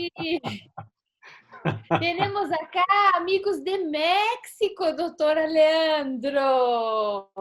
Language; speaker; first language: Portuguese; non-native, learner; Spanish